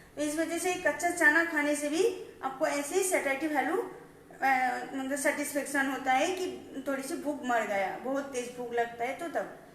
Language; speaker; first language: Hindi; non-native, local second language; Marathi